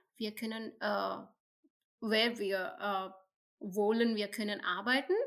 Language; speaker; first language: German; non-native, learner; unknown